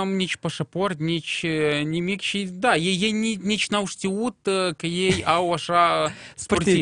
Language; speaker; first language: Romanian; non-native, local second language; Russian